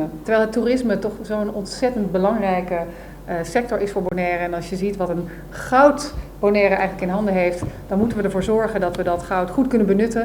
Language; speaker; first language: Dutch; native; Dutch